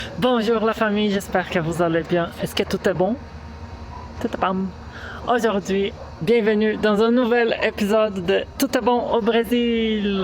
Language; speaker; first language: French; non-native, fluent; Portuguese